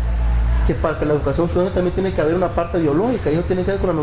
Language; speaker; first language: Spanish; native; Spanish